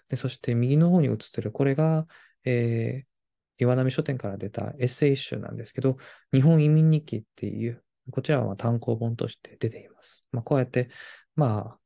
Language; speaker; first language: Japanese; non-native, fluent; Korean